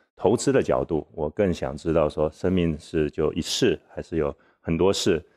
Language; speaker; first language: Chinese; native; Chinese